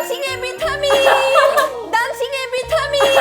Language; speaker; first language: Korean; non-native, learner; Russian